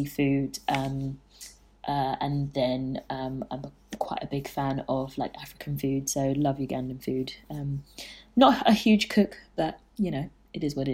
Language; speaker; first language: English; native; English